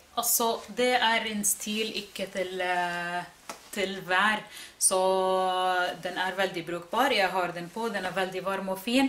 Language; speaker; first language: Norwegian; non-native, fluent; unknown